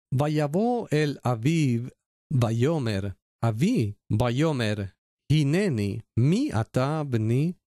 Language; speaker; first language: Hebrew; non-native, learner; Spanish